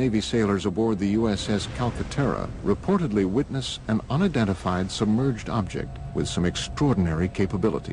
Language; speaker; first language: English; native; English